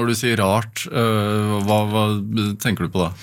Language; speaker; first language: Norwegian; native; Norwegian